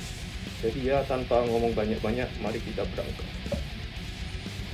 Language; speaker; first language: Indonesian; non-native, fluent; Japanese